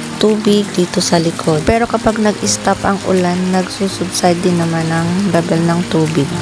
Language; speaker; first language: Filipino; non-native, local second language; Bikol